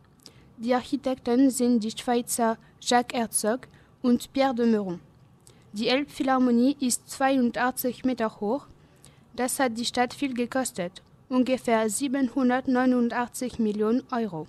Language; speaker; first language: German; non-native, learner; French